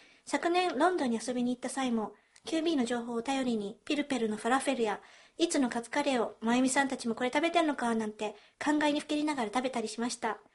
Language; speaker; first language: Japanese; early bilingual, heritage; Japanese